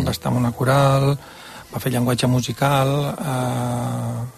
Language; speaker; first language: Catalan; native; Catalan